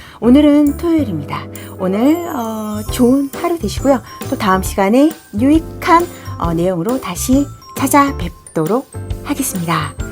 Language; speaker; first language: Korean; native; Korean